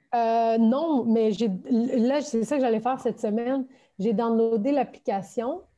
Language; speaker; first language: French; early bilingual, other home language; Turkish